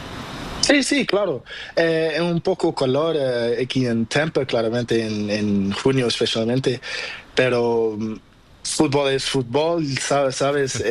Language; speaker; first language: Spanish; non-native, learner; Portuguese